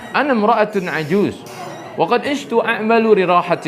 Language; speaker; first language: Arabic; non-native, fluent; Indonesian